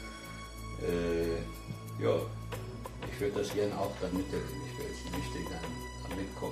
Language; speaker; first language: German; early bilingual, other home language; Turkish